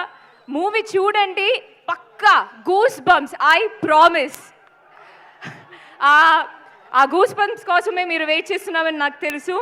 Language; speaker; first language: Telugu; non-native, local second language; Malayalam